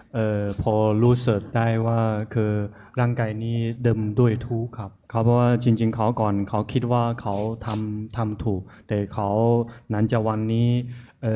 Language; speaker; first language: Thai; non-native, fluent; Chinese